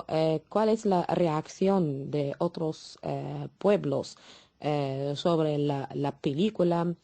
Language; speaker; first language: Spanish; non-native, fluent; Arabic